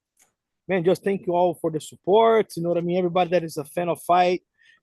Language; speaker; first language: English; non-native, fluent; Portuguese